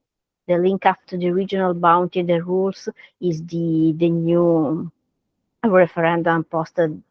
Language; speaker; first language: English; non-native, learner; Italian